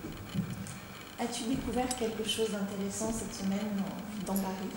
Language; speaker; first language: French; native; French